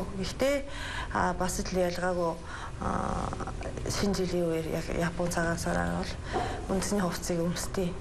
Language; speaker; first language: Mongolian; non-native, fluent; Japanese